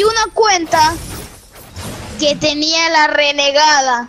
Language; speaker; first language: Spanish; native; Spanish